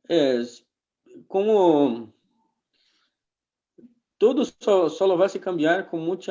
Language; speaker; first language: Spanish; non-native, fluent; Portuguese